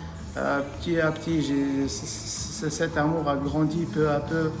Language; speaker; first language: French; non-native, local second language; Arabic